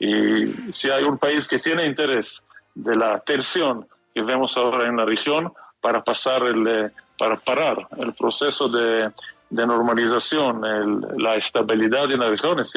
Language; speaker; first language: Spanish; non-native, fluent; Hebrew